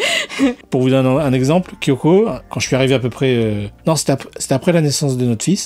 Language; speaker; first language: French; native; French